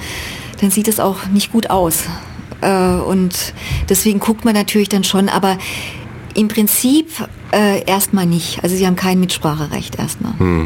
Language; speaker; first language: German; native; German